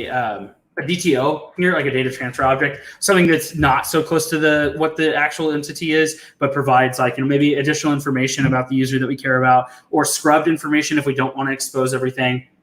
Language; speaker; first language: English; native; English